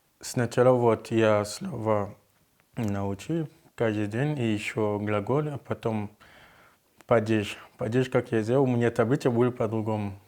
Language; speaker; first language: Russian; non-native, learner; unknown